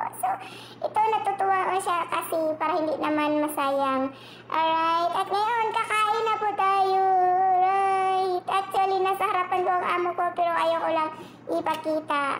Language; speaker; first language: Filipino; non-native, local second language; Cebuano